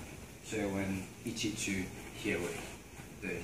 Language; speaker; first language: Chinese; non-native, learner; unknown